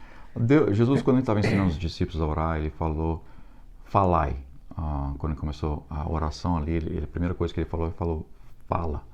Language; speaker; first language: Portuguese; non-native, fluent; English